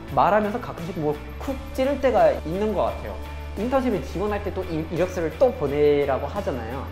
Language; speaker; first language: Korean; non-native, fluent; English